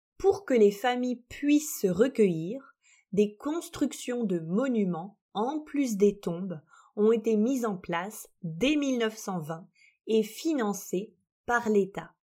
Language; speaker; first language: French; native; French